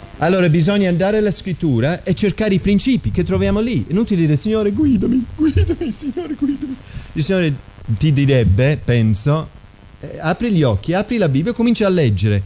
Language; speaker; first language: Italian; non-native, fluent; English